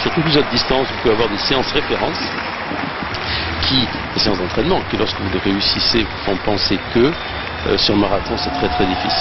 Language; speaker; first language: French; native; French